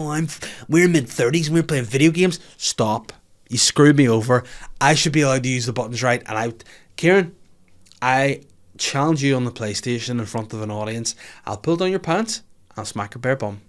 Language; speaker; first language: English; native; English